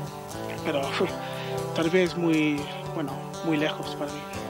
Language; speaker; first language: Spanish; non-native, learner; English